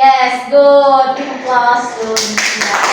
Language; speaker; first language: English; non-native, learner; Indonesian